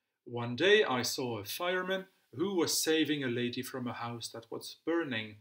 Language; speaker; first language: English; non-native, fluent; French